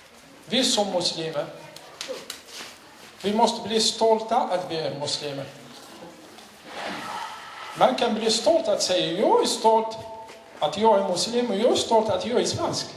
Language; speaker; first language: Swedish; non-native, learner; Arabic